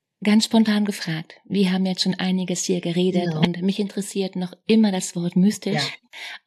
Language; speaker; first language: German; native; German